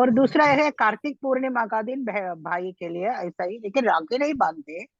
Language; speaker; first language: Hindi; non-native, local second language; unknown